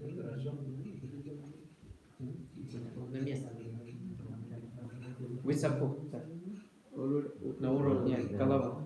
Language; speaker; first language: Russian; non-native, learner; Sinhala